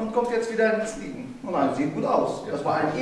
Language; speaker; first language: German; non-native, learner; Arabic